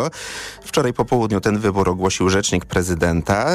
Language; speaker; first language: Polish; native; Polish